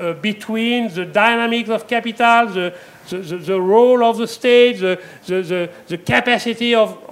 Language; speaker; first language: English; non-native, fluent; French